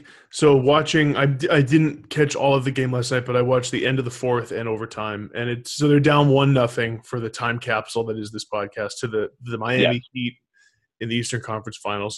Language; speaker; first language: English; native; English